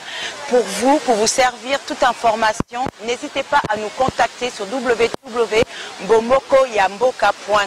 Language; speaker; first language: French; non-native, local second language; Lingala